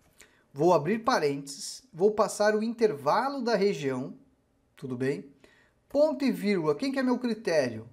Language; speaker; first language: Portuguese; native; Portuguese